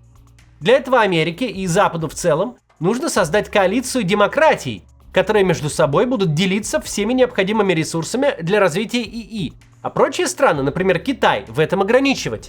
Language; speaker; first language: Russian; native; Russian